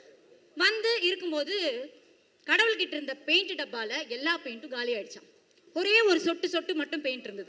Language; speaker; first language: Tamil; native; Tamil